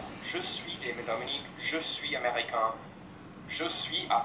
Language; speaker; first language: French; non-native, fluent; English